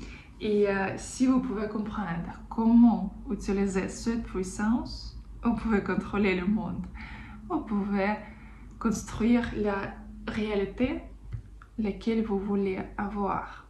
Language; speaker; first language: French; non-native, fluent; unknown